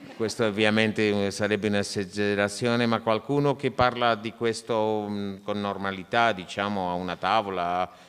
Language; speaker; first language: Italian; non-native, fluent; Spanish